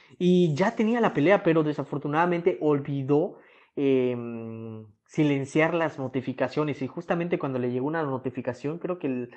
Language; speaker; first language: Spanish; native; Spanish